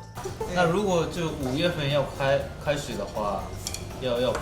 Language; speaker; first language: Chinese; non-native, fluent; Japanese